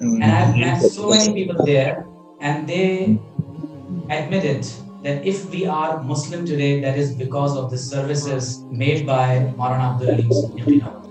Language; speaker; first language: English; non-native, local second language; Urdu